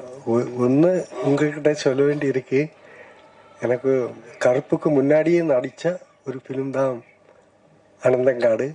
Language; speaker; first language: Tamil; non-native, learner; Malayalam